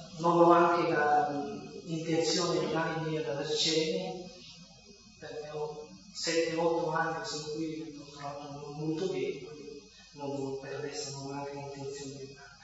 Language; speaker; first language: Italian; non-native, learner; Vietnamese